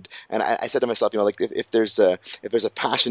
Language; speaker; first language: English; native; English